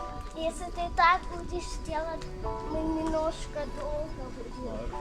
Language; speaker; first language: Russian; early bilingual, heritage; Russian